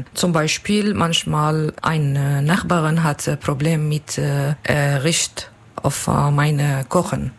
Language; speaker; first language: German; non-native, learner; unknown